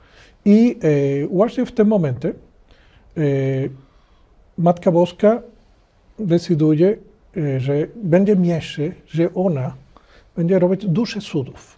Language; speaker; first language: Polish; non-native, learner; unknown